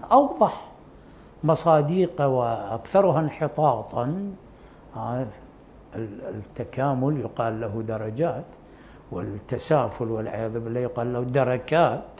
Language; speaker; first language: Arabic; native; Arabic